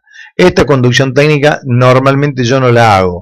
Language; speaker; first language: Spanish; native; Spanish